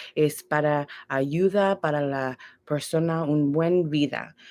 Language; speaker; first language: Spanish; non-native, learner; English